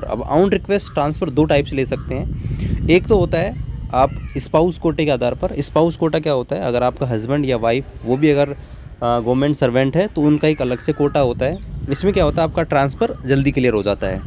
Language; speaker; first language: Hindi; native; Hindi